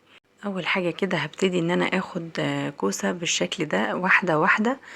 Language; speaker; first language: Arabic; native; Arabic